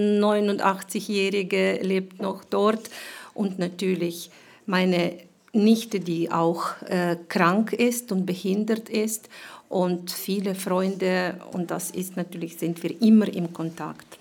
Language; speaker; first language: German; non-native, fluent; Ukrainian